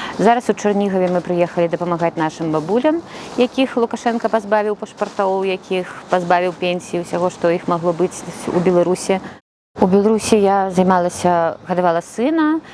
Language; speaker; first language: Belarusian; non-native, local second language; Russian